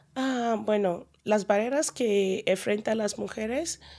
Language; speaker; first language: Spanish; non-native, learner; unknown